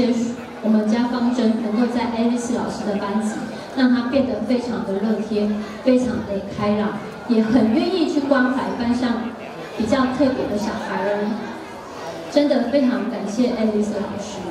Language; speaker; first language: Chinese; native; Chinese